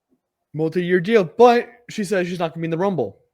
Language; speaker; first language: English; native; English